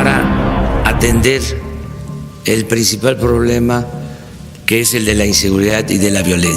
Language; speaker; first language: Spanish; native; Spanish